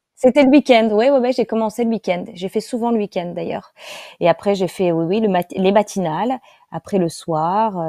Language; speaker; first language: French; native; French